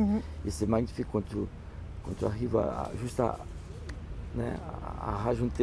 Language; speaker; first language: French; non-native, learner; Portuguese